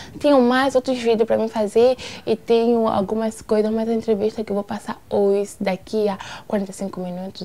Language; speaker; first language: Portuguese; native; Portuguese